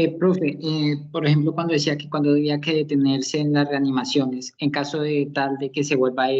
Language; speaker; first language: Spanish; native; Spanish